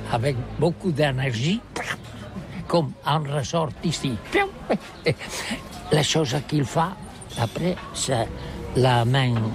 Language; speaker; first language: French; non-native, learner; Catalan